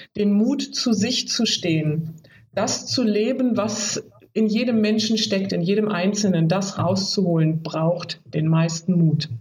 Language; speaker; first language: German; native; German